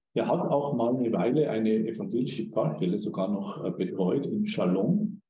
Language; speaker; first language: German; native; German